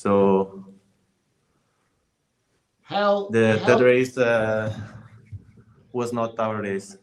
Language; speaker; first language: English; non-native, learner; Italian